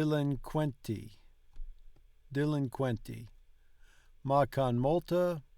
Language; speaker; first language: Italian; non-native, learner; English